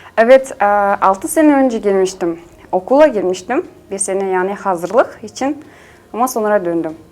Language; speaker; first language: Turkish; non-native, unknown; Kazakh